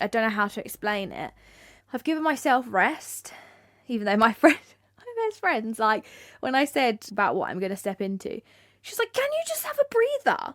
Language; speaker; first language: English; native; English